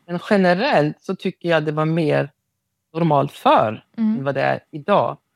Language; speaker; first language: Swedish; non-native, local second language; Romany